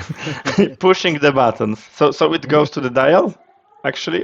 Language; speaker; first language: English; non-native, fluent; Polish